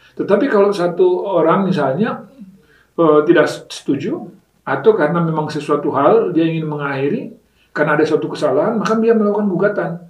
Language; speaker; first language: Indonesian; native; Indonesian